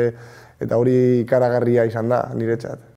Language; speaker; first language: Basque; non-native, local second language; Spanish